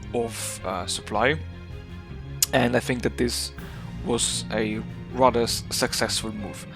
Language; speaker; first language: English; non-native, fluent; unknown